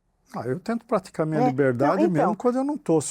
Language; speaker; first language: Portuguese; native; Portuguese